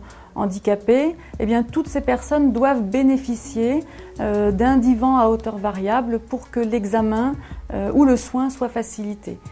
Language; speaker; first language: French; native; French